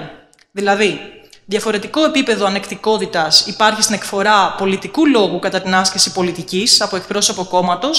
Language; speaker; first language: Greek; native; Greek